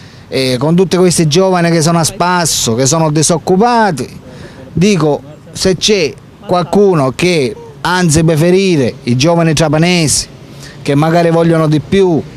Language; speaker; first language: Italian; native; Italian